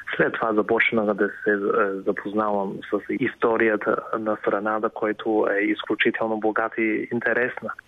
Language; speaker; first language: Bulgarian; non-native, fluent; Chinese